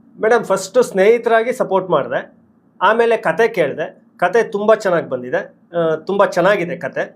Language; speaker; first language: Kannada; native; Kannada